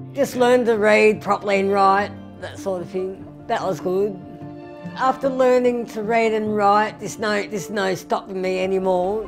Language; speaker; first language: English; native; English